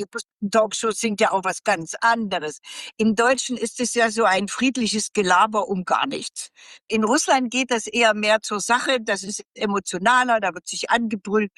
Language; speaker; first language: German; native; German